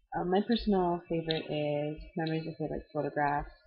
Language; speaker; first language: English; native; English